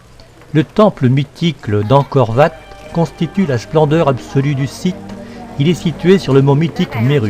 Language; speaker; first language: French; native; French